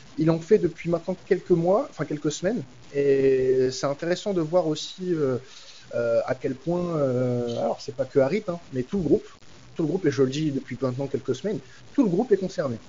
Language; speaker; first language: French; native; French